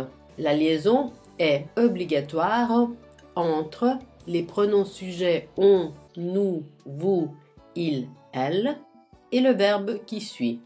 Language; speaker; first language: French; non-native, fluent; Italian